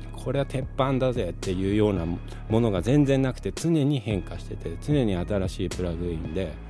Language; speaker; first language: Japanese; early bilingual, other home language; Spanish